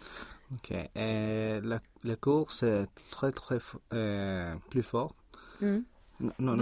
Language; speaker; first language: French; non-native, learner; Spanish